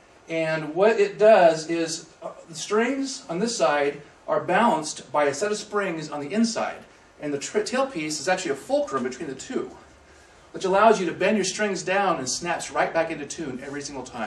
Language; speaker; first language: English; native; English